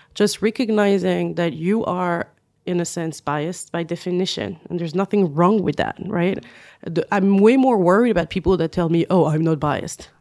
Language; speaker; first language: English; non-native, fluent; French